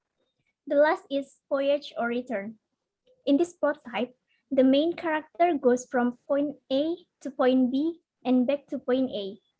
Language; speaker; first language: English; non-native, learner; Indonesian